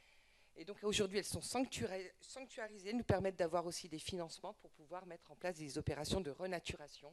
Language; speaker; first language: French; native; French